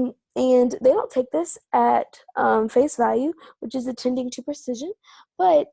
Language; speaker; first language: English; native; English